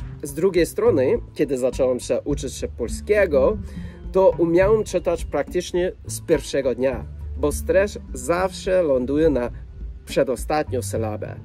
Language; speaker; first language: Polish; non-native, fluent; English